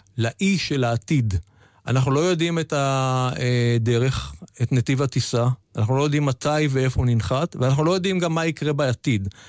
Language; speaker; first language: Hebrew; native; Hebrew